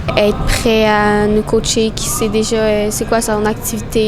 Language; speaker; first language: French; native; French